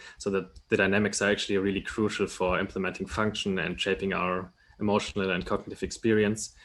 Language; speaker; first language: English; non-native, fluent; German